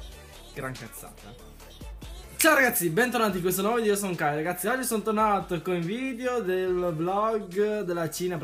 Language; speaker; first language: Italian; early bilingual, other home language; Chinese